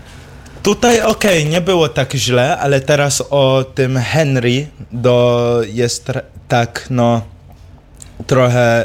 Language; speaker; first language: Polish; early bilingual, heritage; English